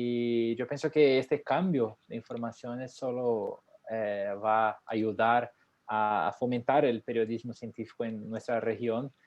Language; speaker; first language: Spanish; non-native, fluent; Portuguese